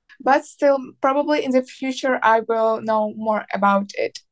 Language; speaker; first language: English; non-native, learner; Ukrainian